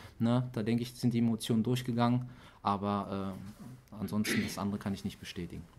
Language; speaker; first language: German; early bilingual, other home language; Greek